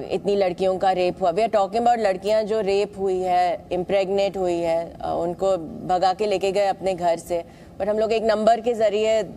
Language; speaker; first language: Hindi; non-native, local second language; Malayalam